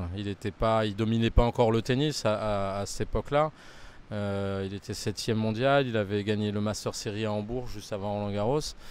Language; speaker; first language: French; native; French